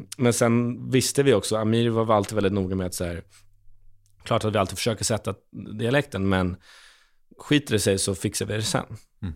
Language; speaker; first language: Swedish; native; Swedish